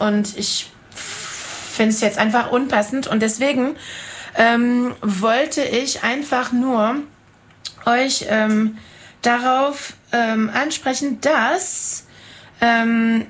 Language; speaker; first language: German; non-native, fluent; French